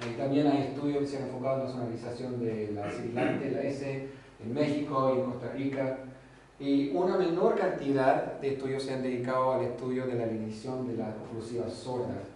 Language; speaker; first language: Spanish; non-native, fluent; English